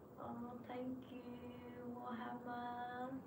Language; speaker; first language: English; non-native, learner; Vietnamese